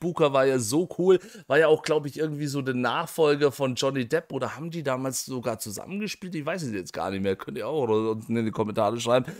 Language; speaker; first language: German; native; German